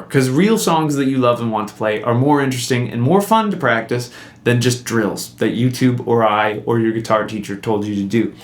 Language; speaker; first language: English; native; English